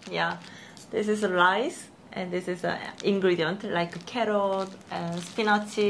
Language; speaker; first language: English; non-native, learner; Korean